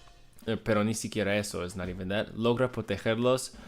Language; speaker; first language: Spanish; non-native, fluent; English